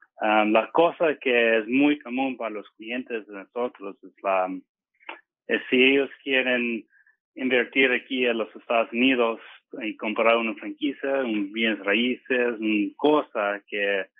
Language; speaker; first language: Spanish; non-native, fluent; English